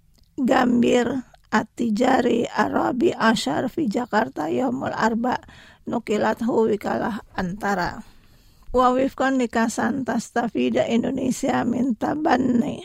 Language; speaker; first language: Arabic; non-native, fluent; Indonesian